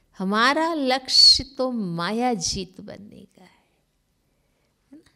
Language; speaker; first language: Hindi; non-native, local second language; Gujarati